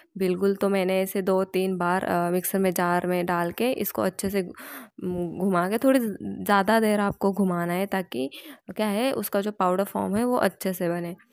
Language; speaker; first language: Hindi; non-native, local second language; Marathi